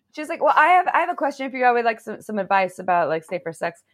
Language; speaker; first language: English; native; English